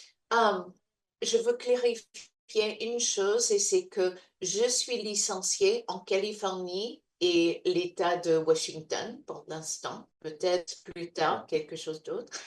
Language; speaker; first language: French; non-native, fluent; English